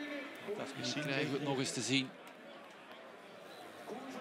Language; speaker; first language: Dutch; native; Dutch